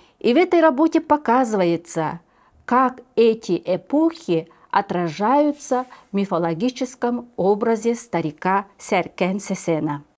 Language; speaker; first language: Russian; non-native, local second language; Yakut